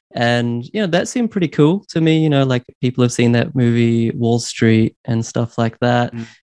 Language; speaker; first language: English; native; English